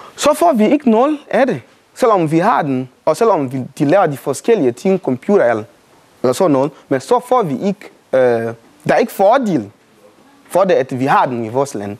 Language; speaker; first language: Danish; non-native, fluent; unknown